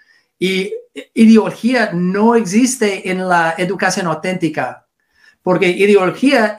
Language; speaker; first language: Spanish; non-native, learner; English